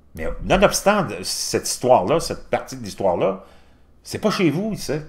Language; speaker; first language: French; native; French